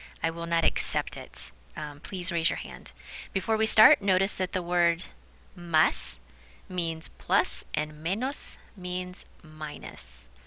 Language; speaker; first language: English; native; English